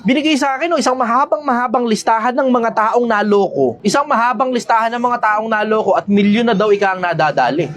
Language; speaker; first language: Filipino; native; Filipino